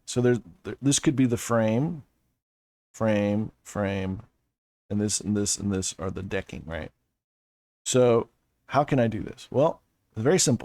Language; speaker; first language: English; native; English